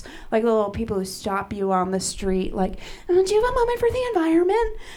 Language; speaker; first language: English; native; English